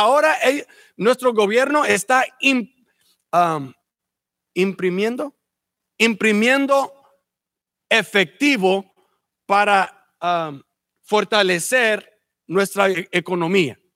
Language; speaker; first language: Spanish; early bilingual, heritage; Spanish